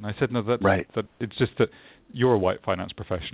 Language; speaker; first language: English; native; English